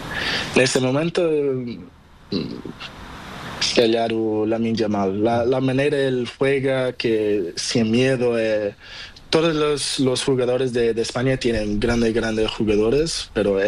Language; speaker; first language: Spanish; non-native, learner; Portuguese